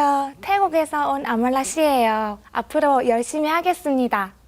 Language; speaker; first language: Korean; non-native, learner; Thai